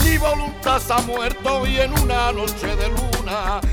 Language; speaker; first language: Danish; non-native, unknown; Spanish